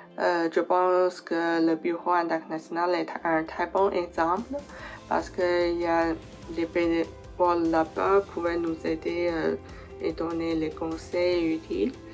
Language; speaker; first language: French; non-native, fluent; Chinese